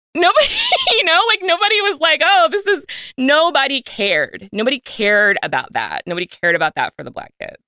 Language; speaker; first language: English; native; English